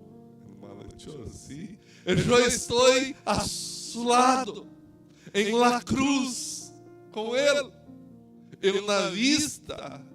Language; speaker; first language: Spanish; non-native, fluent; Portuguese